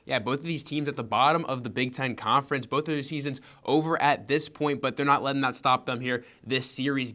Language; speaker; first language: English; native; English